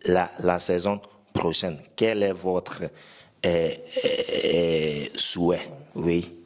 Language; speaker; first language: French; non-native, fluent; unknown